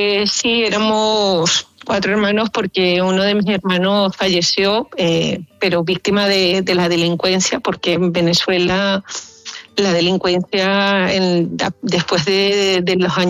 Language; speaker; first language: Spanish; native; Spanish